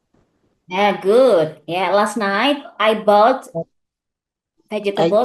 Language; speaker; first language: English; non-native, fluent; Indonesian